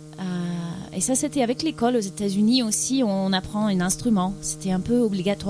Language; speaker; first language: French; non-native, fluent; English